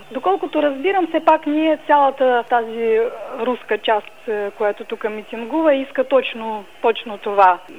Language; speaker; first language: Bulgarian; early bilingual, heritage; Bulgarian